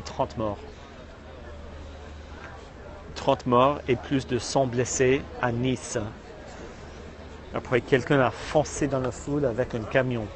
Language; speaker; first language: French; non-native, fluent; English